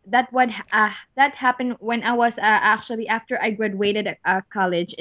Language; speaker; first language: English; non-native, local second language; Cebuano